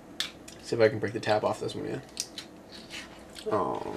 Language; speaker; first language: English; native; English